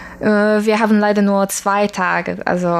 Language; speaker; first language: German; non-native, learner; Chinese